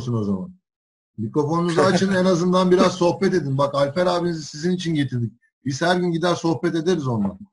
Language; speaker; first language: Turkish; native; Turkish